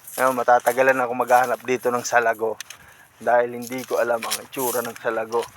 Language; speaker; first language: Filipino; non-native, local second language; Bikol